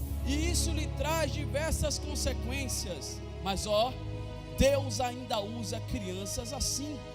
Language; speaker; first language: Portuguese; native; Portuguese